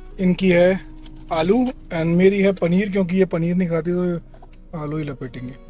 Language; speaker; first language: Hindi; native; Hindi